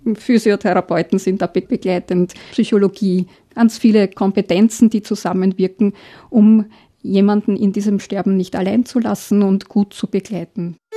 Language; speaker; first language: German; native; German